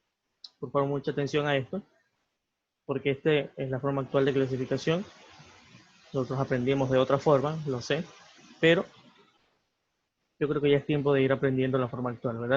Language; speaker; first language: Spanish; native; Spanish